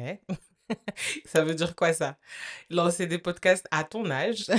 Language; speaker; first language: French; native; French